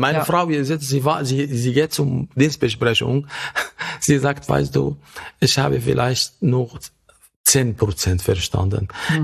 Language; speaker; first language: German; non-native, fluent; Arabic